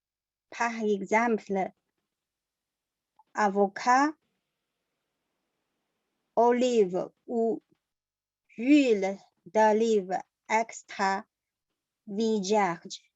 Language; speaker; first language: French; non-native, learner; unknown